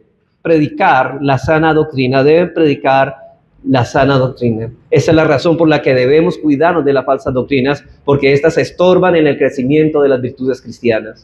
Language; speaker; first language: Spanish; native; Spanish